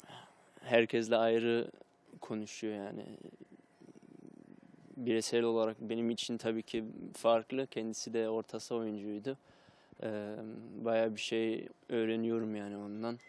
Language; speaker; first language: Turkish; early bilingual, heritage; Turkish